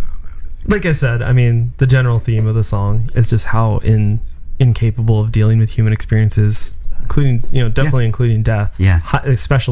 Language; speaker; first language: English; early bilingual, other home language; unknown